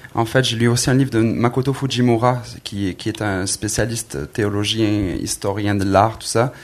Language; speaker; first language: French; native; French